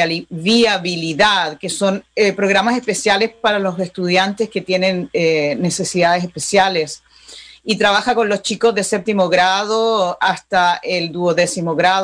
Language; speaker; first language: Spanish; native; Spanish